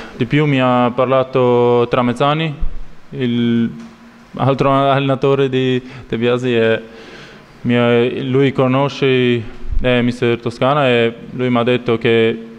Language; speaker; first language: Italian; non-native, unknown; Albanian